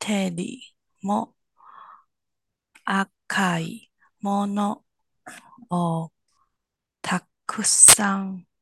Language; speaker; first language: Japanese; non-native, learner; Chinese